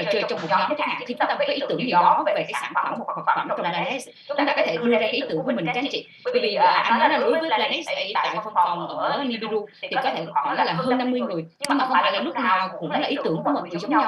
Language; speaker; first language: Vietnamese; native; Vietnamese